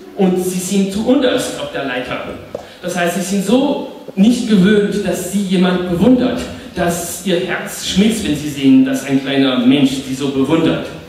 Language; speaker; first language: German; non-native, fluent; French